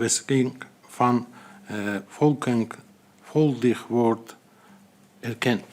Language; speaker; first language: Dutch; non-native, fluent; Azerbaijani